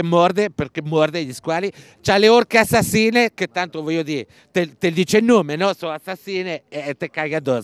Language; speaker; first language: Italian; native; Italian